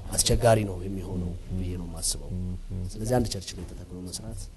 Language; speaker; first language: Amharic; native; Amharic